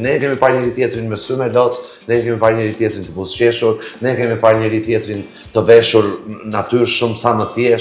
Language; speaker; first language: Albanian; native; Albanian